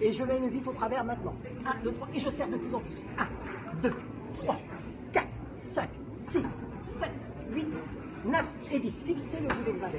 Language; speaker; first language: French; native; French